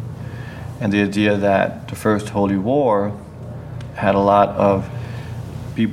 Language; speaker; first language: English; early bilingual, other home language; Danish